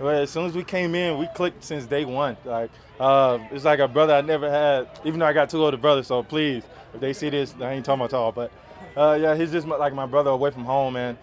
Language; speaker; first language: English; native; English